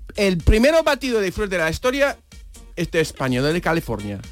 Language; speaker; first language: Spanish; non-native, fluent; English